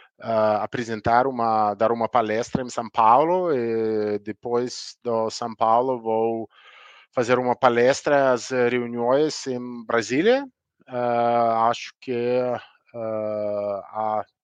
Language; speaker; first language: Portuguese; non-native, learner; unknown